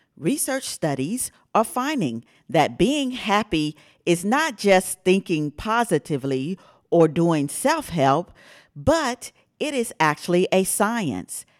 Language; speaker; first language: English; native; English